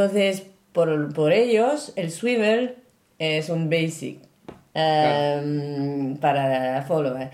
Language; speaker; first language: Spanish; non-native, learner; French